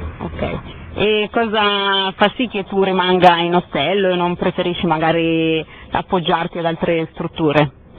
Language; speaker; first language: Italian; native; Italian